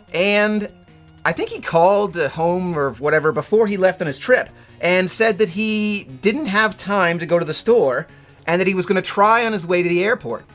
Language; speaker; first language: English; native; English